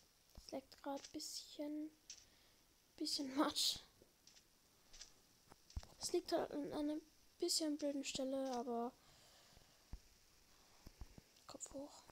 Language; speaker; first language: German; native; German